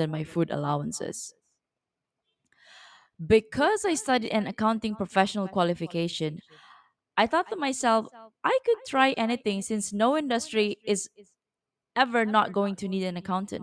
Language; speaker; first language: English; non-native, local second language; Malay